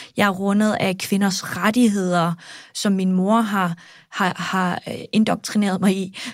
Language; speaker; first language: Danish; early bilingual, other home language; Kurdish